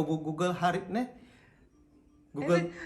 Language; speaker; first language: Turkish; non-native, learner; Indonesian